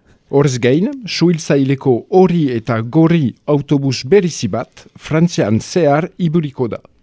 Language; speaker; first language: Basque; non-native, learner; French